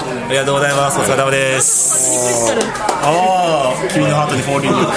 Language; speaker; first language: Japanese; native; Japanese